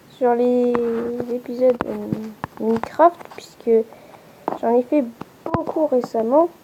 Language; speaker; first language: French; native; French